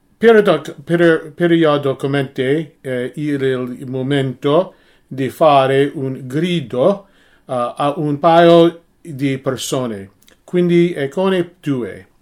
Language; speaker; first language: Italian; non-native, learner; English